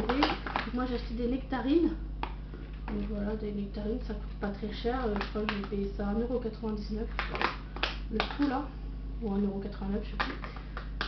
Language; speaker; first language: French; native; French